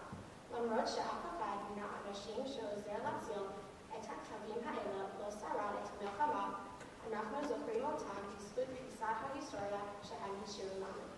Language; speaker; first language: Hebrew; non-native, learner; English